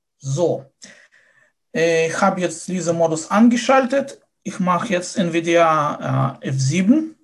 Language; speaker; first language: German; non-native, fluent; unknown